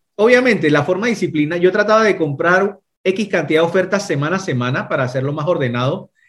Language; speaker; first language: Spanish; native; Spanish